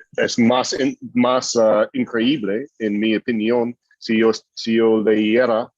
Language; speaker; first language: Spanish; non-native, fluent; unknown